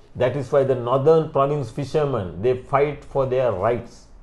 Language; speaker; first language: English; non-native, local second language; Sinhala